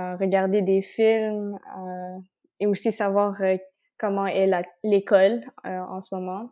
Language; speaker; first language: French; non-native, local second language; Spanish